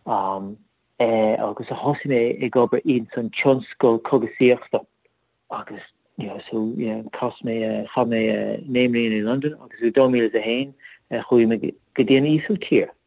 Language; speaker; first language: Irish; non-native, learner; English